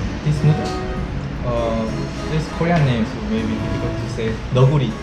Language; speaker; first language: English; non-native, learner; Korean